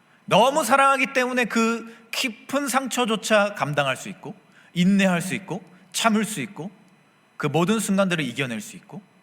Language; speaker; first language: Korean; native; Korean